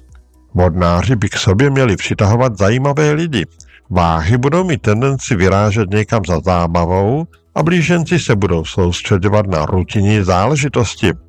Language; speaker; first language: Czech; native; Czech